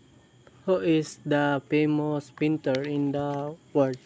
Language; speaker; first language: English; non-native, learner; Filipino